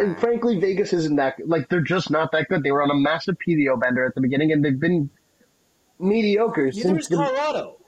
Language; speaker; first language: English; native; English